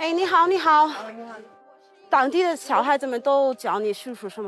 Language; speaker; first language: Chinese; native; Chinese